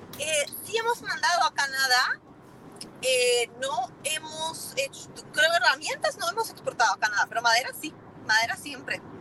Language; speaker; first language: Spanish; non-native, fluent; Italian